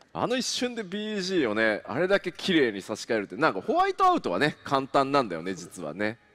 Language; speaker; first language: Japanese; native; Japanese